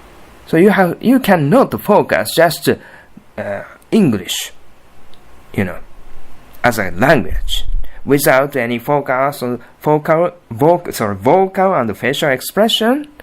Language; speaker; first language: English; non-native, learner; Japanese